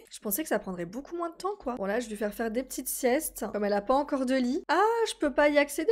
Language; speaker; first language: French; native; French